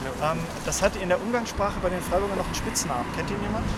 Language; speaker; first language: German; native; German